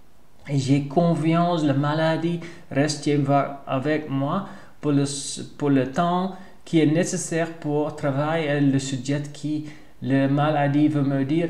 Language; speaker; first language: French; non-native, learner; Dutch